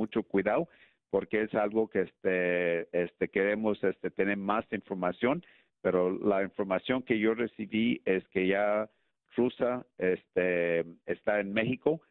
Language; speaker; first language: Spanish; early bilingual, heritage; Spanish